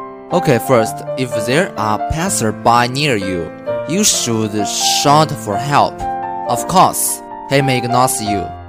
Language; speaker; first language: English; non-native, learner; Chinese